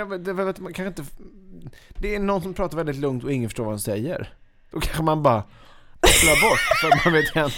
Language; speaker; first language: Swedish; native; Swedish